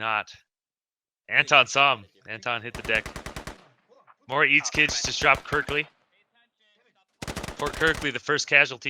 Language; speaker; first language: English; native; English